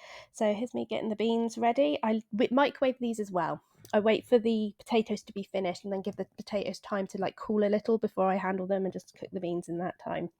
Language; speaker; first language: English; native; English